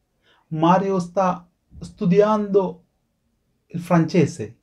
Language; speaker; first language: Italian; non-native, fluent; Sinhala